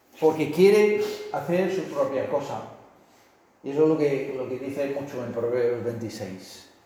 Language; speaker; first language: Spanish; non-native, fluent; English